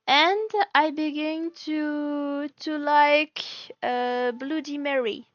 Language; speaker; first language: English; non-native, learner; French